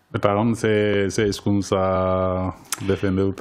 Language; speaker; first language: Basque; non-native, learner; Wolof